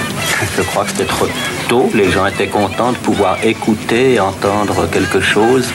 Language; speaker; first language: French; native; French